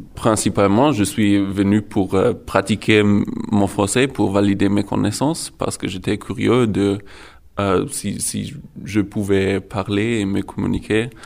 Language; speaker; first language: French; non-native, learner; German